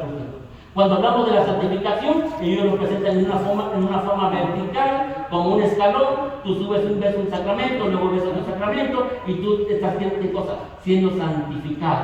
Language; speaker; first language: Spanish; native; Spanish